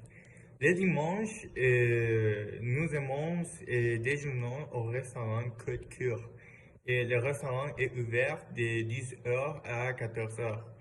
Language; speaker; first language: French; non-native, learner; Spanish